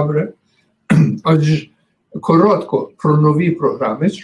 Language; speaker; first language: Ukrainian; early bilingual, heritage; Ukrainian